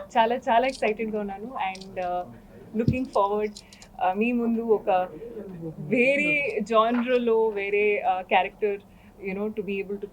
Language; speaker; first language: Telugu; non-native, learner; Hindi